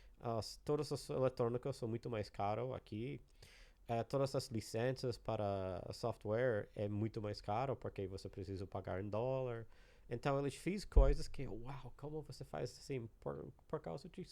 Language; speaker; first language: Portuguese; non-native, learner; English